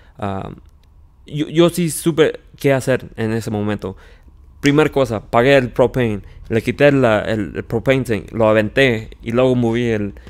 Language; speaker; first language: Spanish; early bilingual, heritage; Spanish